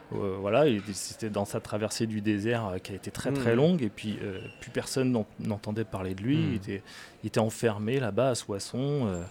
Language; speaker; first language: French; native; French